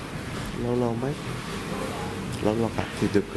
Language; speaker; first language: Vietnamese; non-native, fluent; Japanese